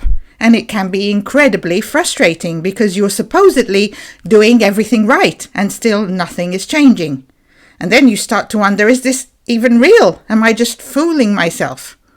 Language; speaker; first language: English; native; English